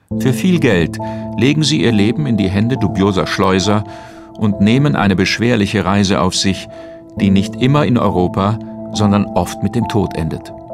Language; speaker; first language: German; native; German